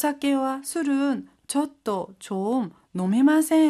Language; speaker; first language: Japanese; non-native, fluent; Korean